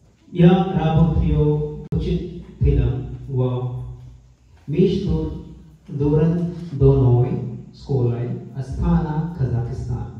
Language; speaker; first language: Russian; non-native, learner; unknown